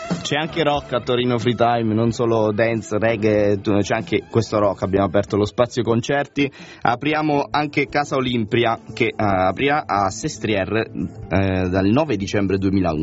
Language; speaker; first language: Italian; native; Italian